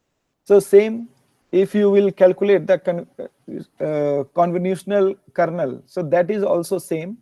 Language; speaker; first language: English; non-native, learner; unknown